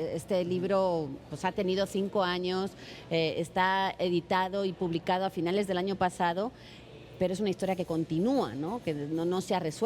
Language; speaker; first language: Spanish; native; Spanish